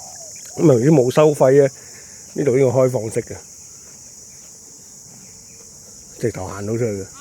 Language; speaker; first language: Chinese; native; Chinese